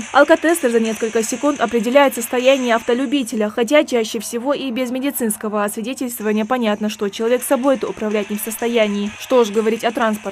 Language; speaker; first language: Russian; native; Russian